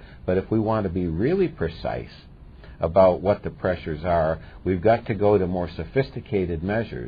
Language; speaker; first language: English; native; English